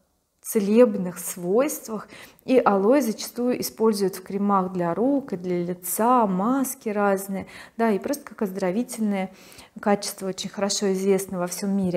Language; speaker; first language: Russian; native; Russian